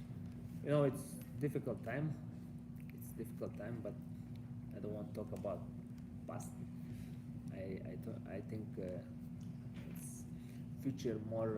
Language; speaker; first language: English; non-native, learner; Russian